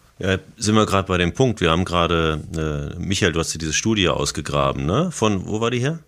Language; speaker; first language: German; native; German